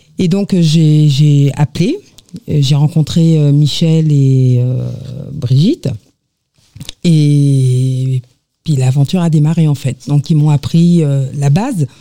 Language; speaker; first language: French; native; French